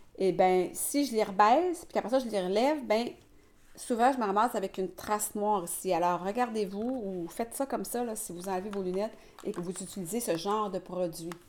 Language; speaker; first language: French; native; French